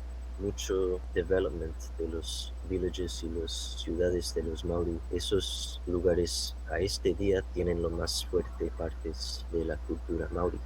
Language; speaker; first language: Spanish; non-native, fluent; English